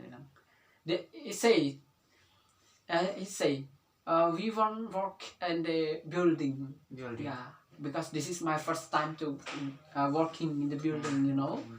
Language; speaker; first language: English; non-native, learner; Indonesian